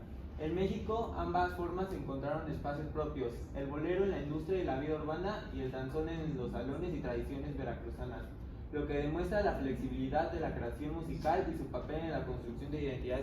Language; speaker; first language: Spanish; native; Spanish